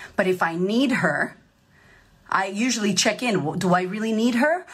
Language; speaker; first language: English; native; English